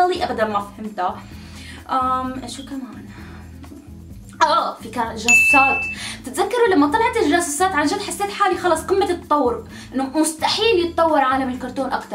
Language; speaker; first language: Arabic; native; Arabic